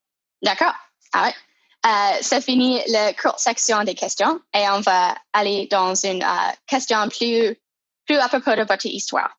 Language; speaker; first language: French; non-native, fluent; English